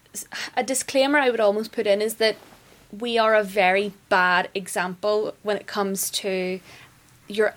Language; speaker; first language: English; native; English